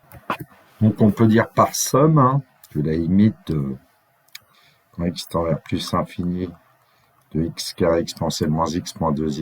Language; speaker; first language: French; native; French